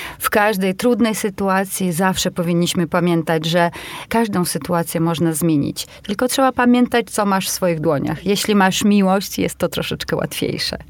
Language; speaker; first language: Polish; native; Polish